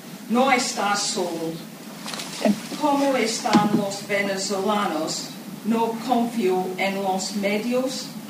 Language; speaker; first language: Spanish; non-native, learner; English